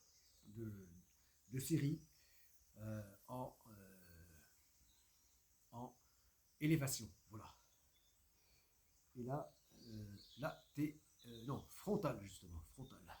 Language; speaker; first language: French; native; French